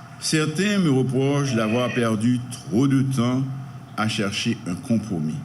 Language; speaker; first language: French; non-native, local second language; Haitian Creole